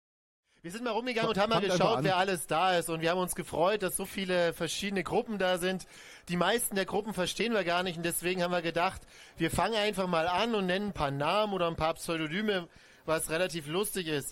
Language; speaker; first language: German; native; German